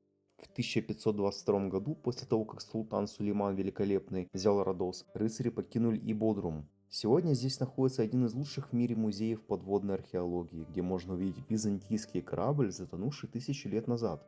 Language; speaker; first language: Russian; native; Russian